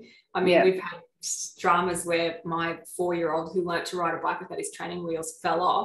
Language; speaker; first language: English; native; English